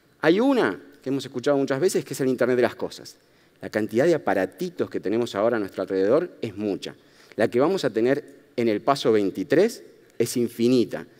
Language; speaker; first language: Spanish; native; Spanish